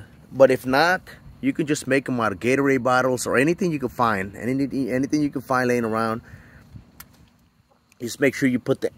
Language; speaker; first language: English; native; English